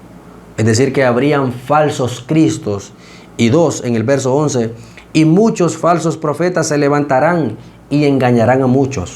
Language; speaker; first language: Spanish; native; Spanish